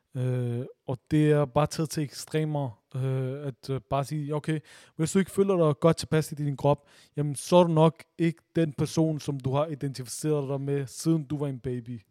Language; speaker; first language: Danish; early bilingual, other home language; Urdu